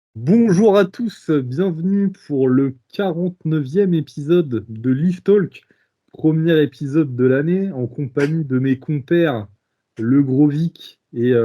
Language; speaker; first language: French; native; French